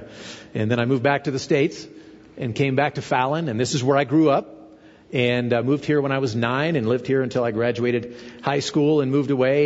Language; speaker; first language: English; native; English